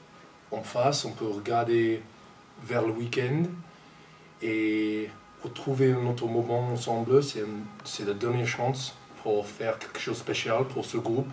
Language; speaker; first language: French; non-native, fluent; English